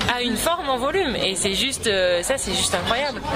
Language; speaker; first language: French; native; French